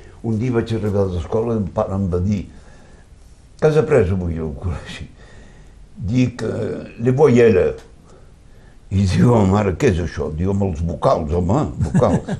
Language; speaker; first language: Catalan; early bilingual, heritage; Catalan